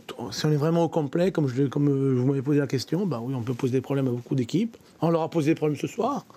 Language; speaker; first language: French; native; French